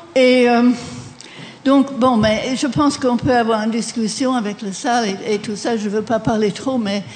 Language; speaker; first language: French; non-native, fluent; English